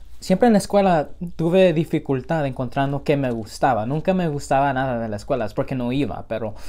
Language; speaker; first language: Spanish; early bilingual, heritage; Spanish